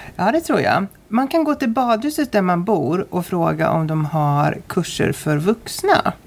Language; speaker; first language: Swedish; native; Swedish